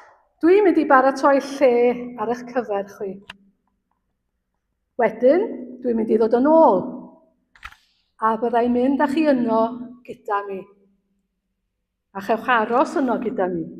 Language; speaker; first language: Welsh; native; Welsh